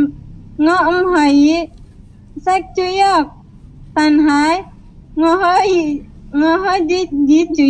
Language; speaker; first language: Cantonese; non-native, learner; Indonesian